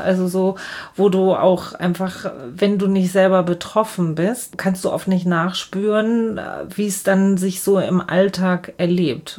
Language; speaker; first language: German; native; German